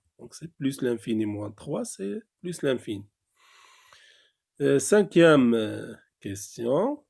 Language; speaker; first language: French; non-native, local second language; Arabic